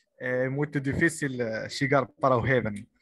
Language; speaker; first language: Portuguese; non-native, learner; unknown